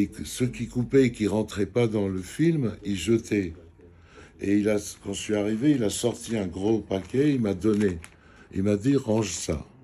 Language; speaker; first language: French; non-native, fluent; Georgian